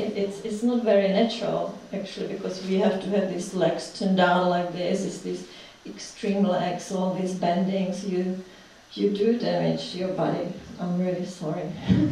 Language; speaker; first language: English; non-native, fluent; Czech